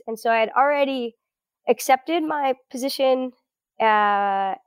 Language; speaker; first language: English; early bilingual, other home language; Portuguese